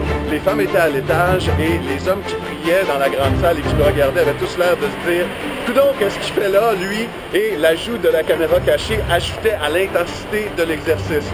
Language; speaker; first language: French; native; French